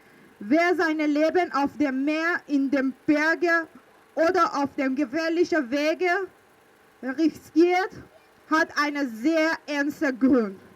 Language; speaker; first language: German; early bilingual, other home language; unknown